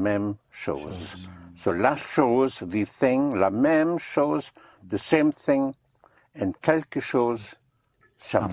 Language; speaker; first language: French; non-native, fluent; English